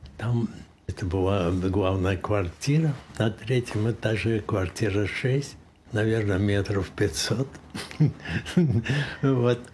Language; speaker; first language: Russian; native; Russian